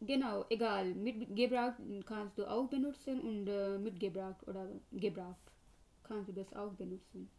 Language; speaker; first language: German; non-native, learner; Urdu